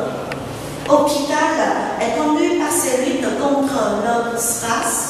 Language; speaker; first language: French; non-native, fluent; Vietnamese